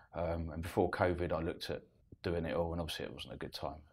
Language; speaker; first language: English; native; English